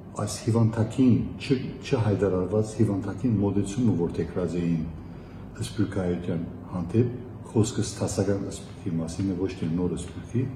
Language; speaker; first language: Armenian; early bilingual, heritage; Armenian